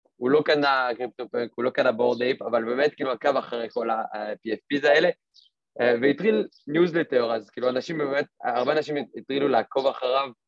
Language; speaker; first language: Hebrew; non-native, fluent; French